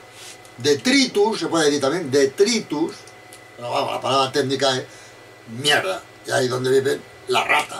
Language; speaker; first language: Spanish; native; Spanish